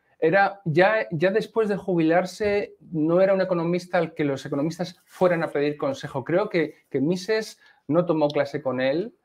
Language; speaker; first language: Spanish; native; Spanish